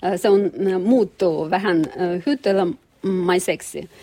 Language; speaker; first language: Finnish; non-native, learner; Russian